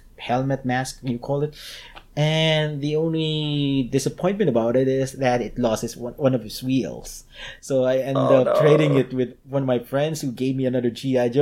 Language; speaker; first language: English; non-native, local second language; Filipino